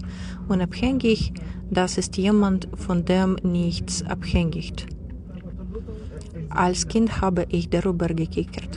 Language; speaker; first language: German; non-native, fluent; Ukrainian